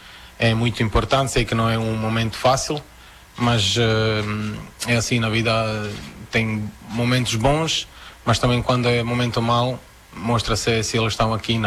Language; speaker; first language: Portuguese; non-native, fluent; Croatian